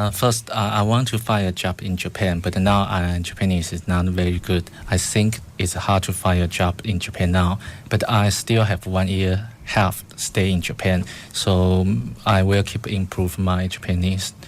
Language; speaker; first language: English; non-native, fluent; Chinese